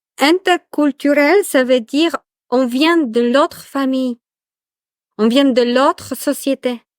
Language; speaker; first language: French; non-native, fluent; Polish